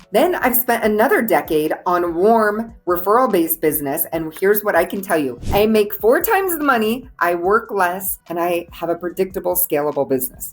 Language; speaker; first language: English; native; English